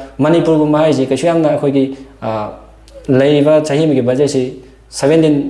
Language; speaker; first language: Manipuri; native; Manipuri